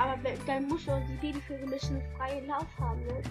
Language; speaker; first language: German; native; German